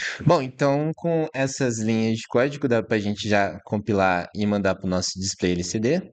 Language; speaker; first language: Portuguese; native; Portuguese